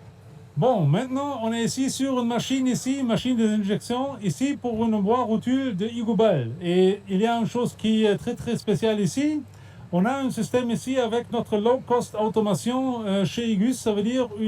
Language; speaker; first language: French; non-native, fluent; German